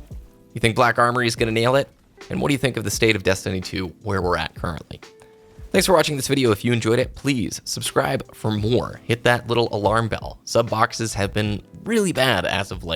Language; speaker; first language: English; native; English